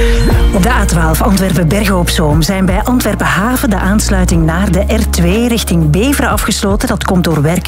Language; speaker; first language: Dutch; native; Dutch